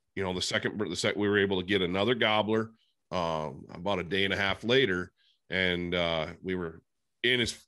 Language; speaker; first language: English; native; English